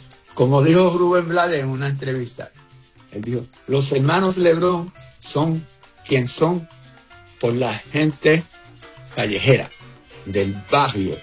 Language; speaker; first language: Spanish; early bilingual, heritage; Spanish